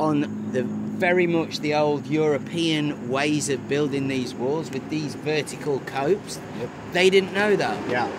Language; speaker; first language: English; native; English